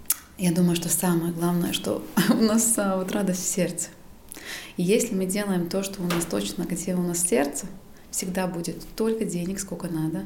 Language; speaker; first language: Russian; non-native, local second language; Latvian